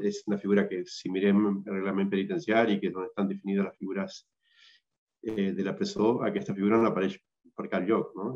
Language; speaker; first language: Catalan; non-native, local second language; Spanish